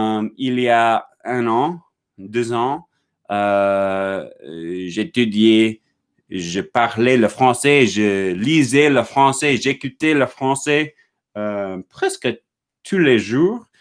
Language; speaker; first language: French; non-native, learner; English